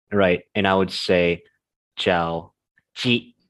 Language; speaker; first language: English; native; English